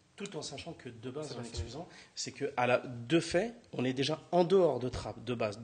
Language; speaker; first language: French; native; French